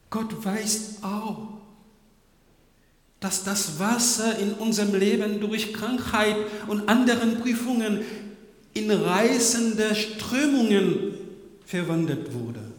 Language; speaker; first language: German; non-native, fluent; French